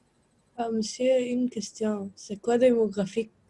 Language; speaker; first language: French; non-native, learner; Arabic